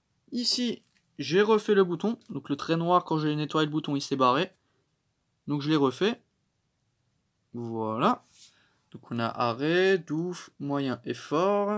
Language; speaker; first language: French; native; French